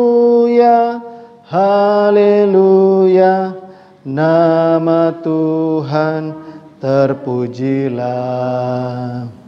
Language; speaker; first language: Indonesian; native; Indonesian